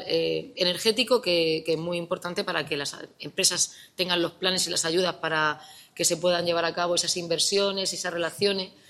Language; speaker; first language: Spanish; native; Spanish